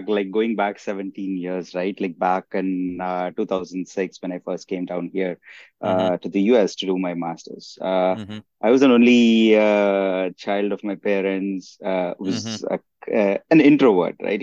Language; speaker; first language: English; non-native, local second language; Tamil